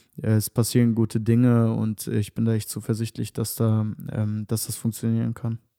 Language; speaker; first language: German; native; German